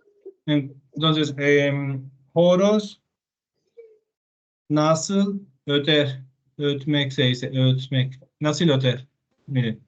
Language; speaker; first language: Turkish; non-native, learner; Spanish